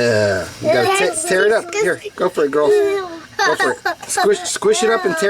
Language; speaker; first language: English; native; English